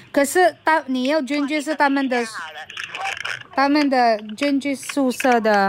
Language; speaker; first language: Chinese; non-native, fluent; Filipino